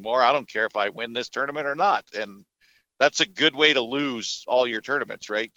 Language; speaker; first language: English; native; English